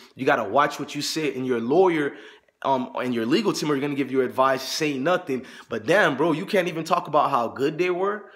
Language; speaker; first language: English; native; English